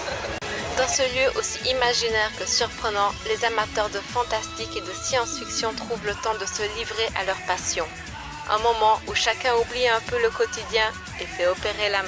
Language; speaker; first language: French; native; French